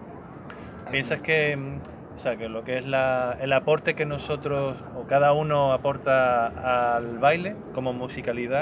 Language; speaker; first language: Spanish; native; Spanish